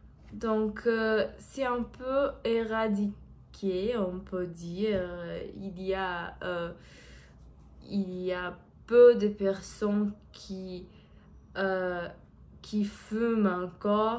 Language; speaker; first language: French; non-native, learner; Portuguese